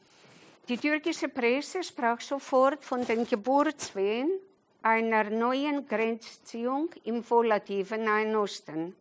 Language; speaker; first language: German; non-native, fluent; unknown